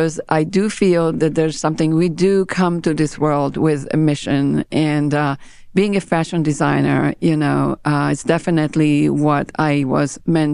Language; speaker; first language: English; non-native, fluent; Hebrew